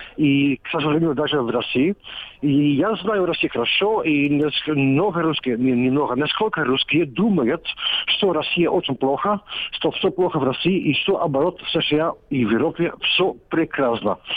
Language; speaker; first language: Russian; non-native, learner; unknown